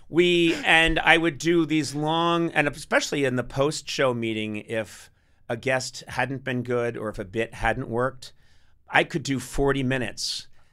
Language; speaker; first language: English; native; English